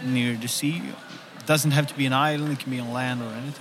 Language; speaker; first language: English; non-native, fluent; Swedish